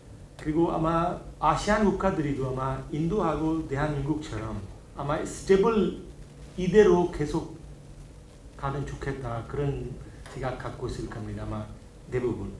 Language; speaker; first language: Korean; non-native, learner; Hindi